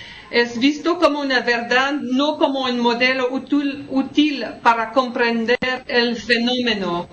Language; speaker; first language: Spanish; non-native, learner; French